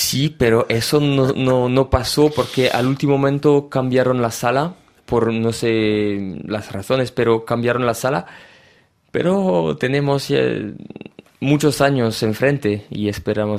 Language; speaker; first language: Spanish; early bilingual, heritage; French